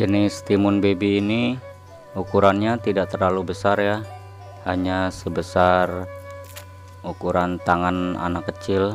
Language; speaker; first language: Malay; non-native, local second language; Sundanese